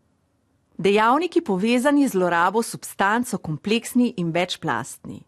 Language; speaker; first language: Slovenian; native; Slovenian